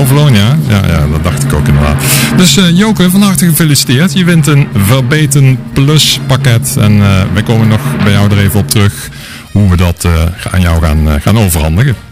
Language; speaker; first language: Dutch; native; Dutch